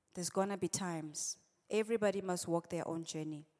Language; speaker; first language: English; non-native, local second language; Swati